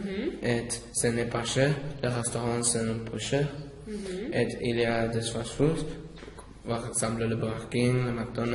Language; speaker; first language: French; non-native, learner; English